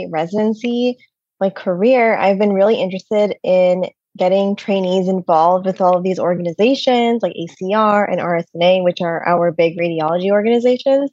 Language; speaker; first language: English; native; English